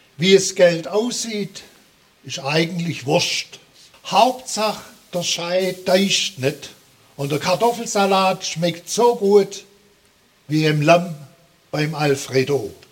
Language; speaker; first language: German; native; German